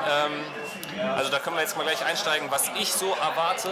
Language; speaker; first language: German; native; German